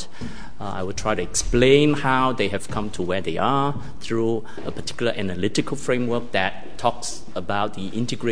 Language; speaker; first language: English; non-native, local second language; Cantonese